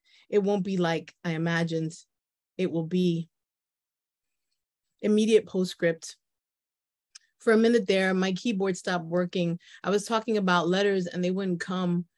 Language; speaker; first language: English; early bilingual, other home language; Spanish